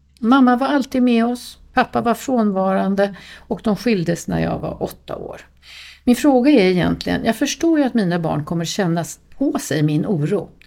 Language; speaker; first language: Swedish; native; Swedish